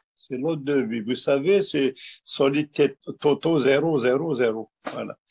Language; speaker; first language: French; non-native, local second language; Kabyle